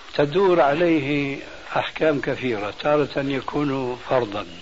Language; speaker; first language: Arabic; early bilingual, other home language; Albanian